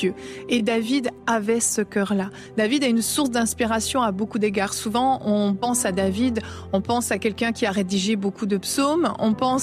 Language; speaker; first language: French; native; French